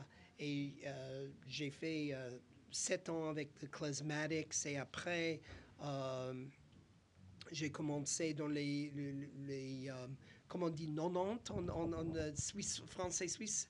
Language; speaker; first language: French; non-native, fluent; English